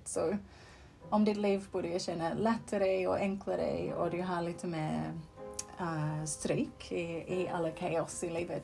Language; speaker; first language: Swedish; non-native, fluent; English